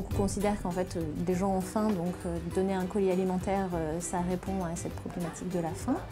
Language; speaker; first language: French; native; French